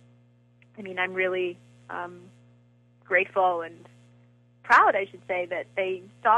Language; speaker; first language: English; native; English